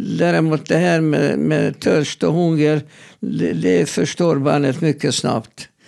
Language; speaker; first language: Swedish; non-native, fluent; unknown